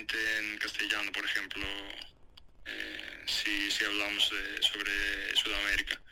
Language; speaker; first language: Spanish; non-native, fluent; Greek